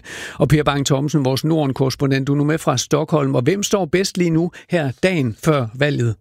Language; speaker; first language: Danish; native; Danish